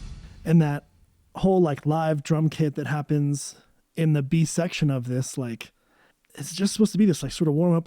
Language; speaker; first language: English; native; English